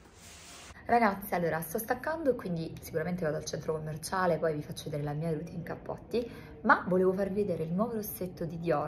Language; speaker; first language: Italian; native; Italian